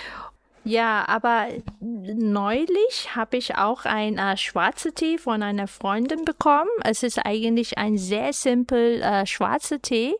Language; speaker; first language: German; non-native, fluent; Chinese